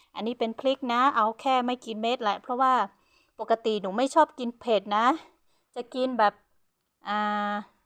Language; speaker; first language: Thai; non-native, local second language; Karen languages